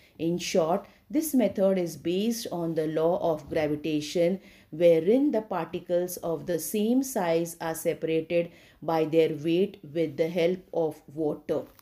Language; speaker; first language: English; non-native, local second language; Marathi